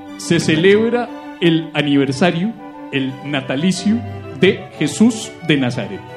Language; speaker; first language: Spanish; native; Spanish